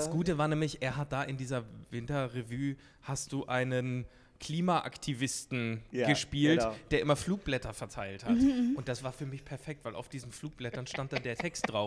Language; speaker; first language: German; native; German